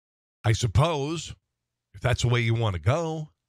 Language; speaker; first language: English; native; English